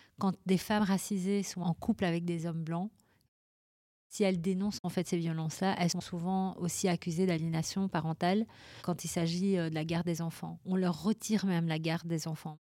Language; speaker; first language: French; native; French